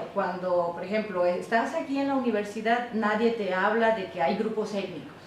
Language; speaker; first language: Spanish; non-native, local second language; Zapotec